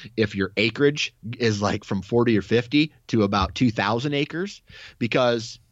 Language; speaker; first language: English; native; English